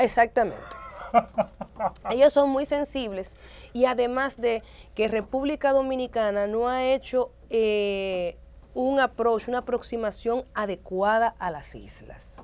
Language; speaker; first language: Spanish; native; Spanish